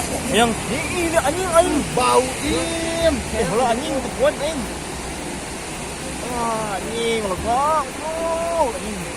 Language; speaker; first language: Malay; non-native, local second language; Sundanese